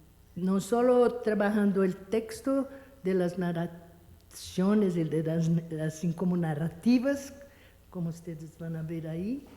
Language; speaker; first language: Spanish; non-native, fluent; Portuguese